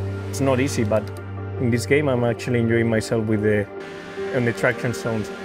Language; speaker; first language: English; non-native, fluent; Spanish